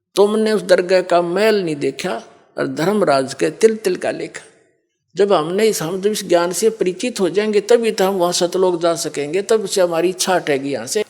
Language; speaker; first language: Hindi; native; Hindi